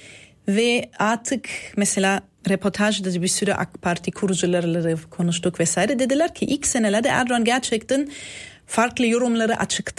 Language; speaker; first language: Turkish; non-native, fluent; German